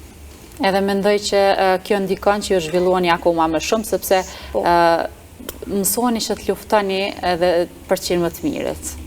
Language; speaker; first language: Albanian; native; Albanian